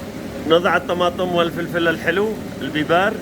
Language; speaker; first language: Arabic; native; Arabic